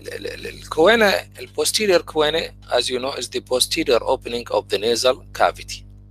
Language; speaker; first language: English; non-native, fluent; Arabic